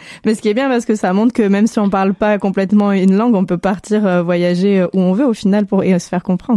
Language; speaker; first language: French; native; French